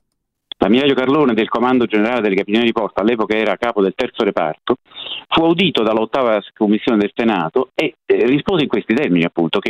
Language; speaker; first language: Italian; native; Italian